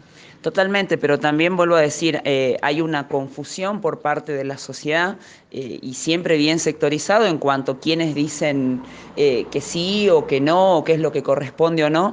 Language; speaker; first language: Spanish; native; Spanish